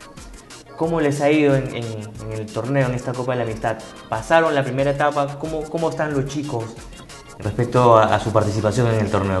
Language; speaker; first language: Spanish; native; Spanish